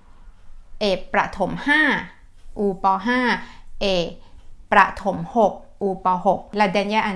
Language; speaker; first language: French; non-native, fluent; Thai